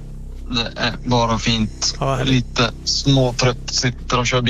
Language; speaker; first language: Swedish; native; Swedish